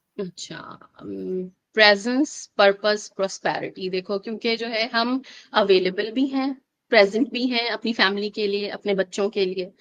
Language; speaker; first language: Urdu; native; Urdu